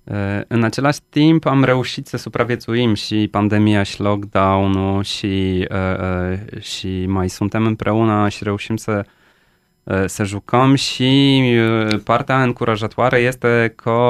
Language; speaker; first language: Romanian; non-native, fluent; Polish